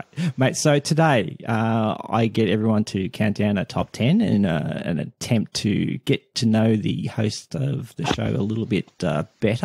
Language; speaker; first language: English; native; English